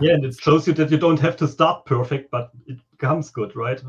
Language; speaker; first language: English; non-native, fluent; German